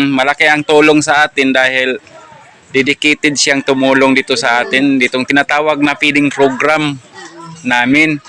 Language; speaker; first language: Filipino; non-native, local second language; Cebuano